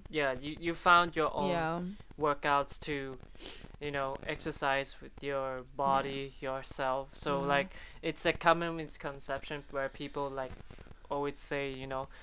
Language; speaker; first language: English; non-native, local second language; Chinese